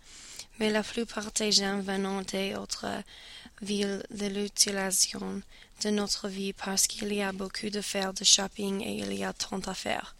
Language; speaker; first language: French; non-native, learner; English